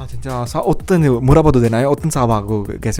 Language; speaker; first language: Korean; non-native, fluent; Urdu